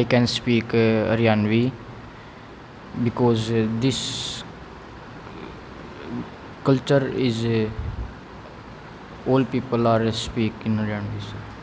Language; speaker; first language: English; non-native, learner; Haryanvi